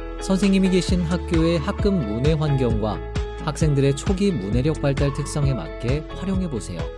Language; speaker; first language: Korean; native; Korean